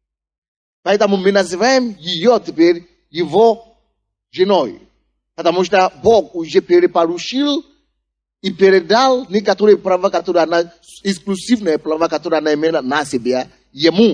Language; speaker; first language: Russian; non-native, fluent; Yoruba